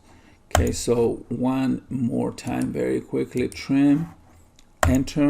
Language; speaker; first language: English; native; English